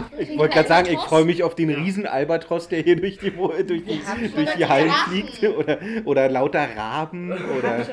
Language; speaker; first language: German; native; German